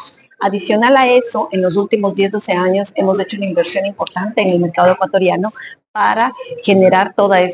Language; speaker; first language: Spanish; native; Spanish